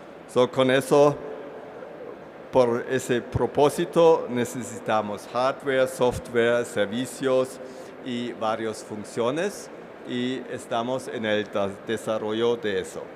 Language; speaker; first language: Spanish; non-native, fluent; German